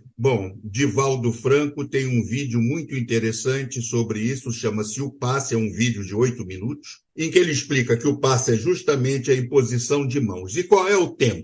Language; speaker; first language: Portuguese; native; Portuguese